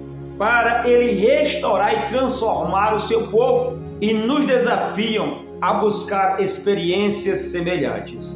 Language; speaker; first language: Portuguese; native; Portuguese